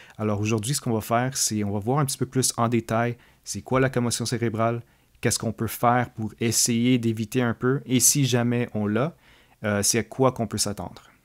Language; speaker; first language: French; native; French